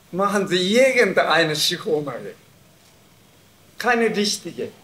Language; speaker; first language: German; non-native, learner; Japanese